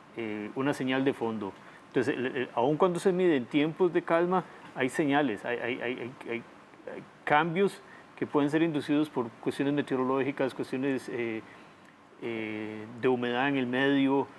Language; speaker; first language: Spanish; native; Spanish